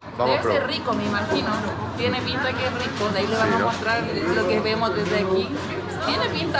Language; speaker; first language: Spanish; native; Spanish